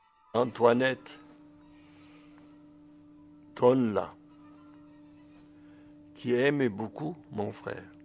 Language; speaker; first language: French; early bilingual, other home language; German